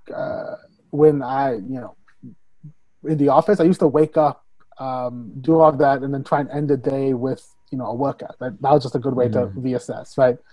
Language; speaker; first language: English; native; English